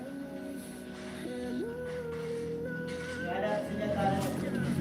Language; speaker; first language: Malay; non-native, local second language; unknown